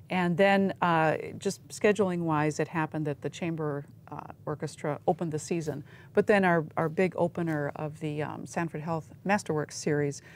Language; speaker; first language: English; native; English